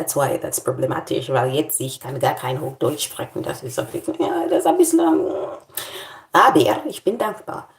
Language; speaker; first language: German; non-native, learner; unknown